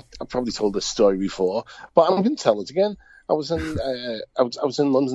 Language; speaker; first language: English; native; English